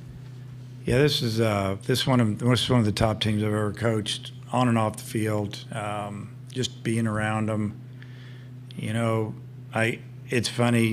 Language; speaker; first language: English; native; English